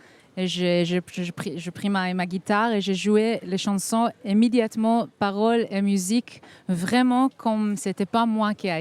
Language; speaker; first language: French; non-native, fluent; Hebrew